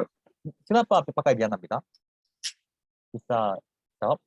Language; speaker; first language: Indonesian; non-native, fluent; Korean